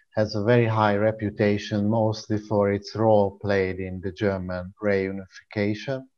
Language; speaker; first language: English; non-native, fluent; Hungarian